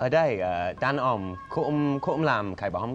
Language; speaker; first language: Vietnamese; non-native, learner; English